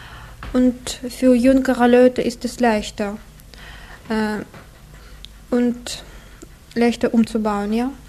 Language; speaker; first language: German; non-native, fluent; Russian